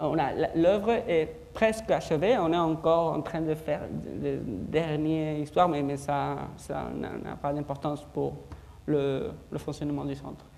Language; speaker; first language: French; non-native, fluent; Spanish